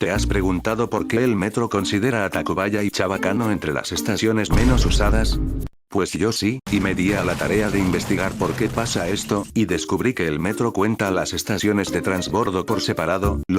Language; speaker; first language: Spanish; native; Spanish